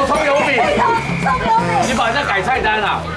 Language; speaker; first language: Chinese; native; Chinese